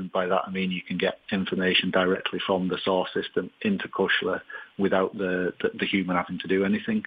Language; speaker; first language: English; native; English